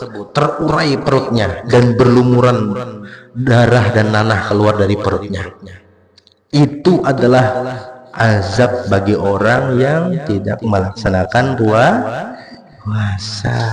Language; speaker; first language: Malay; non-native, local second language; Banjar